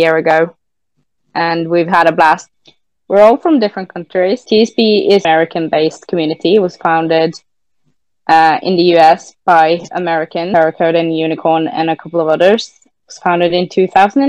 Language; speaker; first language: English; non-native, fluent; Norwegian